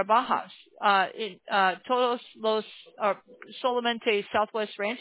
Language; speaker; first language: Spanish; non-native, learner; English